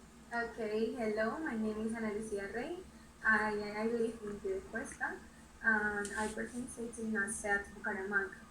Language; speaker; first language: English; non-native, learner; Spanish